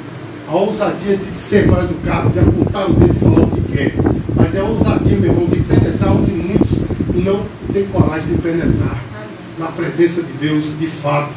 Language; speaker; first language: Portuguese; native; Portuguese